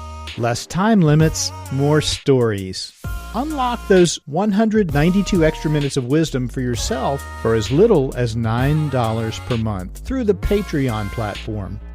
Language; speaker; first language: English; native; English